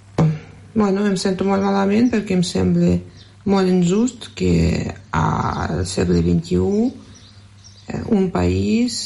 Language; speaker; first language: Catalan; non-native, fluent; Russian